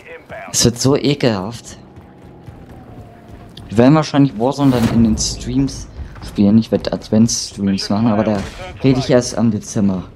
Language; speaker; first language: German; native; German